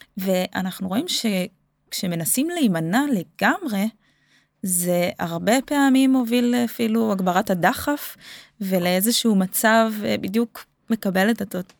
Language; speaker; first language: Hebrew; native; Hebrew